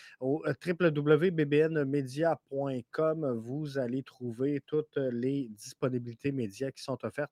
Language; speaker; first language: French; native; French